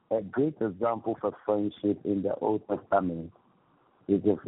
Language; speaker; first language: English; non-native, local second language; Akan